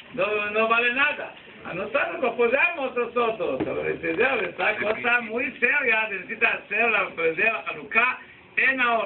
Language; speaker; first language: Spanish; non-native, learner; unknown